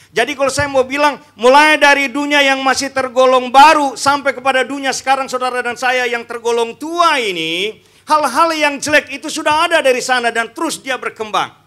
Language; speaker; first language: Indonesian; native; Indonesian